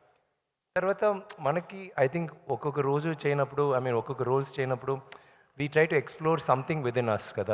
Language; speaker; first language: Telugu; non-native, learner; Tamil